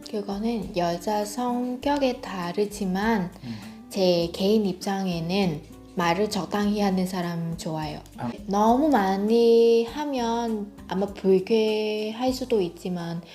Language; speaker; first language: Korean; non-native, fluent; Vietnamese